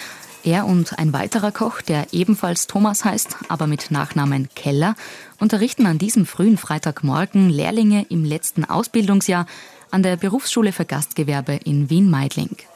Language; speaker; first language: German; native; German